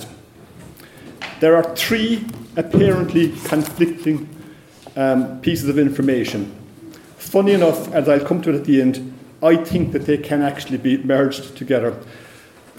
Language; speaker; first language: English; native; English